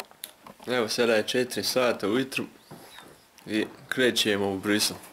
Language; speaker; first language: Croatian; early bilingual, heritage; Croatian